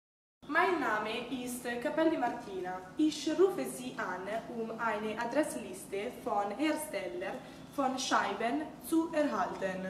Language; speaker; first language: German; non-native, learner; Italian